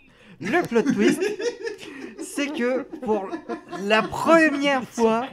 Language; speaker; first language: French; native; French